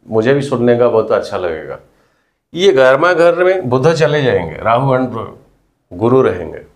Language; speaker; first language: Hindi; non-native, local second language; Odia